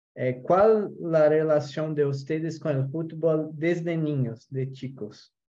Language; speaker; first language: Spanish; non-native, local second language; Portuguese